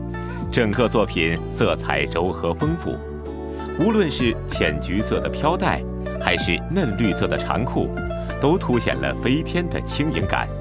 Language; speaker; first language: Chinese; native; Chinese